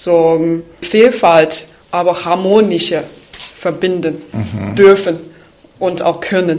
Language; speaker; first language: German; non-native, fluent; Chinese